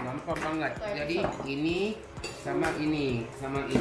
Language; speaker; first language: Indonesian; non-native, fluent; Japanese